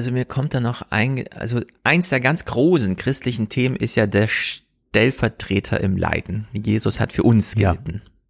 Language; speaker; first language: German; native; German